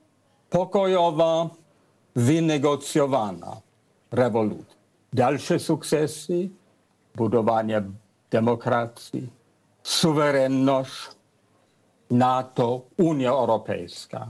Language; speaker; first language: Polish; non-native, fluent; English